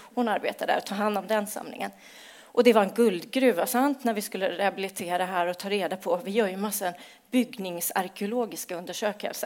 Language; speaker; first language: Swedish; native; Swedish